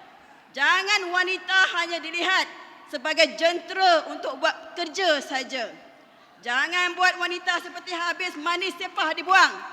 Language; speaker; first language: Malay; native; Malay